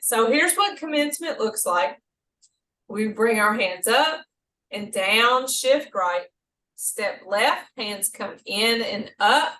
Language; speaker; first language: English; native; English